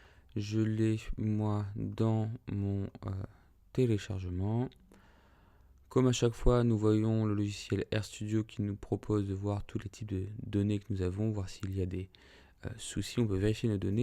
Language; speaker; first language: French; native; French